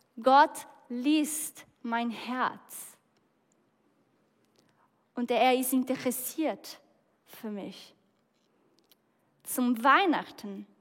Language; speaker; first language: German; non-native, fluent; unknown